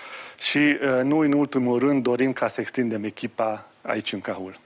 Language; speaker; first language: Romanian; non-native, local second language; Hungarian